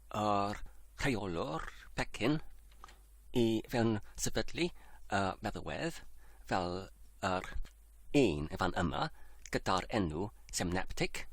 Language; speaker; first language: Welsh; non-native, learner; English